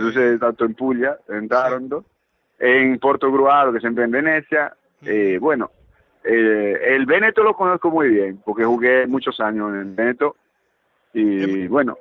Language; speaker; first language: Spanish; early bilingual, heritage; Italian